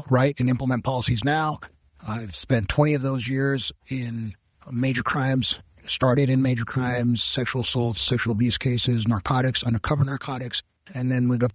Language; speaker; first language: English; non-native, local second language; Spanish